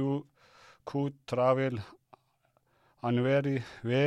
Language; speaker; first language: English; non-native, fluent; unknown